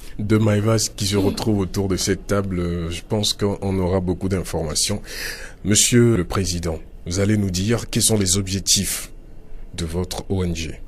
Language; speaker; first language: French; non-native, local second language; Ewe